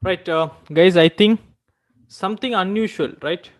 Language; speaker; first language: English; non-native, local second language; Tamil